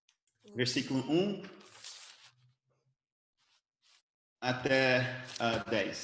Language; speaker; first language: Portuguese; early bilingual, other home language; English